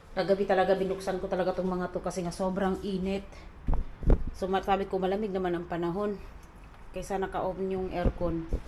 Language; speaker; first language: Filipino; native; Filipino